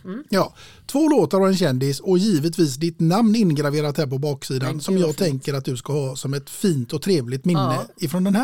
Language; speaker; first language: Swedish; native; Swedish